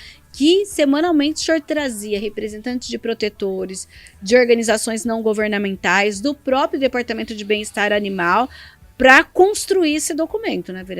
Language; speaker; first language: Portuguese; native; Portuguese